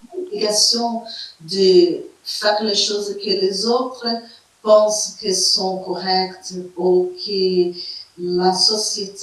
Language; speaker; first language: French; non-native, fluent; Portuguese